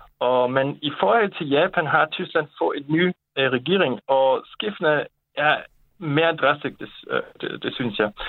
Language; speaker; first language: Danish; non-native, fluent; Japanese